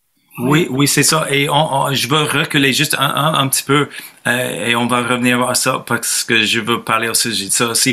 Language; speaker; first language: French; non-native, fluent; English